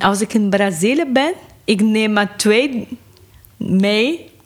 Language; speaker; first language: Dutch; non-native, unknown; Portuguese